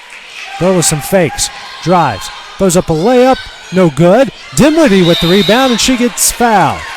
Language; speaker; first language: English; native; English